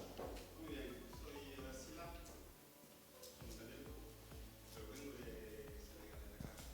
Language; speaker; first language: Spanish; non-native, fluent; Wolof